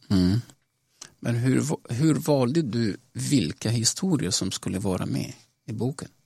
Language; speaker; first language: Swedish; non-native, fluent; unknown